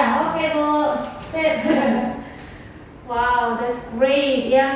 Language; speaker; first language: English; non-native, learner; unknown